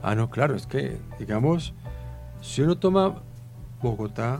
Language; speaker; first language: Spanish; native; Spanish